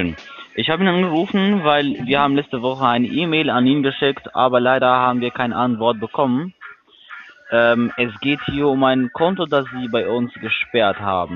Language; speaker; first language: German; non-native, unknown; Turkish